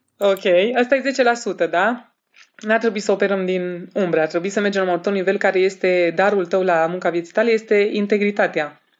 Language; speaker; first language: Romanian; native; Romanian